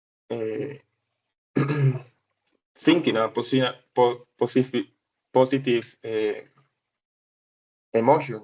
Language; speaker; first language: English; non-native, learner; Spanish